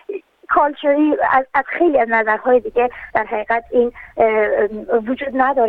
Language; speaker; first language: Persian; native; Persian